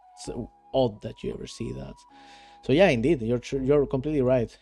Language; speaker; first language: English; non-native, fluent; Spanish